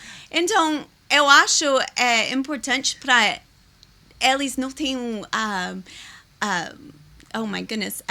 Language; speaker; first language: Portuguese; non-native, learner; English